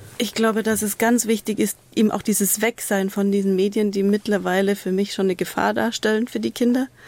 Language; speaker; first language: German; native; German